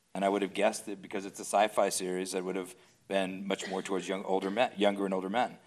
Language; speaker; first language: English; native; English